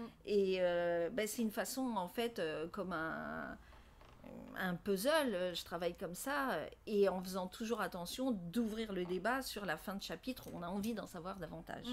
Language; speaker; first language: French; native; French